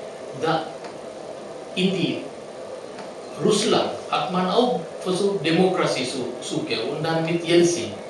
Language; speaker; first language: German; non-native, learner; Sinhala